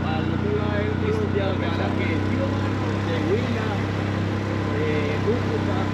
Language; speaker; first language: Spanish; native; Spanish